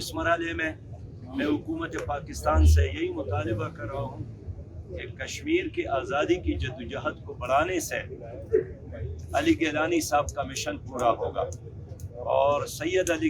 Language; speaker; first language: Urdu; non-native, local second language; Pashto